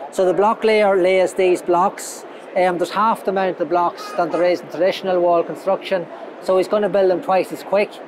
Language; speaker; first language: English; native; English